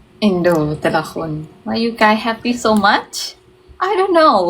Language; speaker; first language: English; non-native, learner; Thai